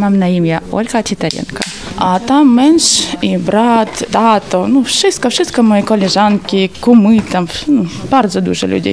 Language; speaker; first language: Polish; non-native, learner; Ukrainian